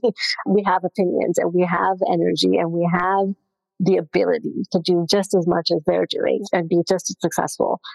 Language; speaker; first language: English; non-native, local second language; Gujarati